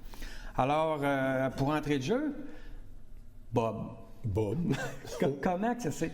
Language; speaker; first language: French; native; French